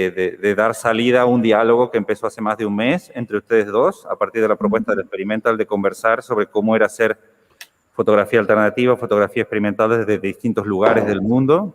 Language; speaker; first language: Spanish; native; Spanish